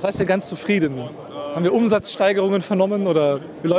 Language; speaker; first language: German; native; German